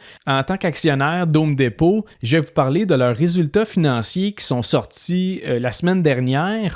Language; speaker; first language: French; native; French